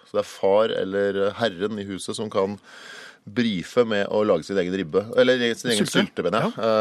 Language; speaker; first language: Norwegian; native; Norwegian